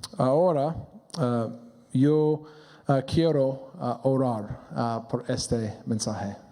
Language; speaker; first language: Spanish; non-native, learner; English